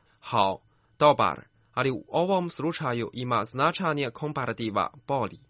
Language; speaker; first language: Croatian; non-native, fluent; Chinese